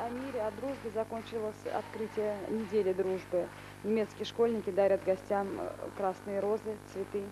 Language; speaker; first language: Russian; native; Russian